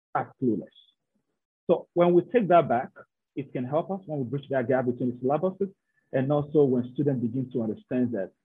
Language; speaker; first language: English; non-native, local second language; Yoruba